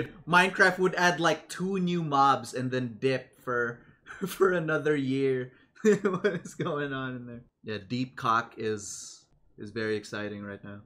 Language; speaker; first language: English; native; English